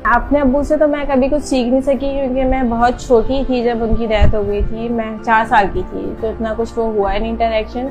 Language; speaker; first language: Urdu; native; Urdu